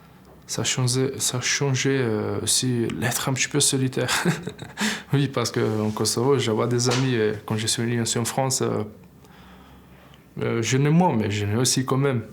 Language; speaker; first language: French; non-native, learner; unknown